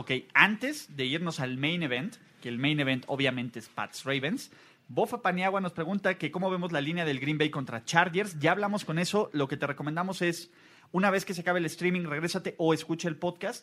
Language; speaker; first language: Spanish; native; Spanish